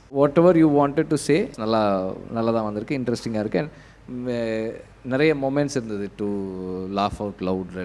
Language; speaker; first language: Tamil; native; Tamil